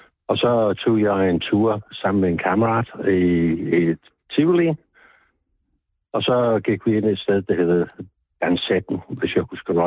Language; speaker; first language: Danish; non-native, fluent; English